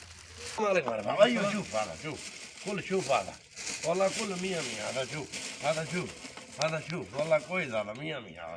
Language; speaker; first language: Arabic; non-native, learner; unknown